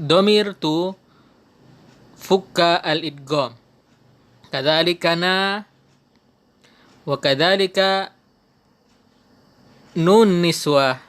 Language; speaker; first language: Arabic; non-native, fluent; Indonesian